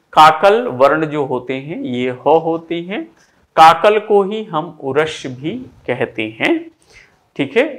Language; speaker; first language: Hindi; native; Hindi